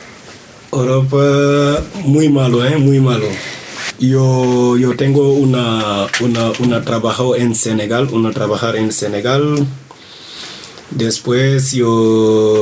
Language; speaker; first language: Spanish; non-native, learner; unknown